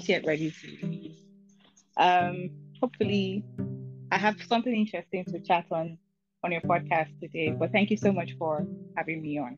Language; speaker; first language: English; non-native, local second language; Igbo